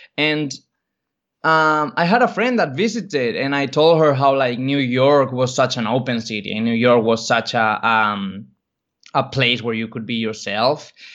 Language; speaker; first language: English; non-native, fluent; Spanish